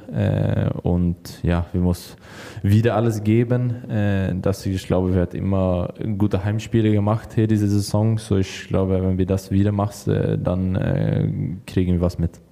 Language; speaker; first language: German; non-native, learner; Swedish